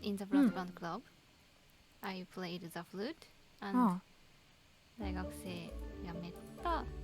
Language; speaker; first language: English; non-native, learner; Japanese